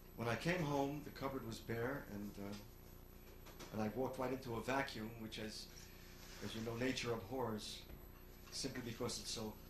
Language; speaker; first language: English; native; English